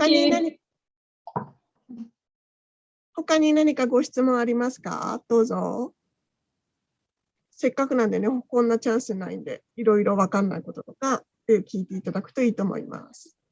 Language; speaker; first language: Japanese; native; Japanese